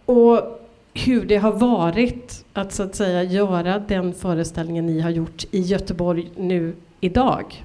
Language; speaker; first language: Swedish; native; Swedish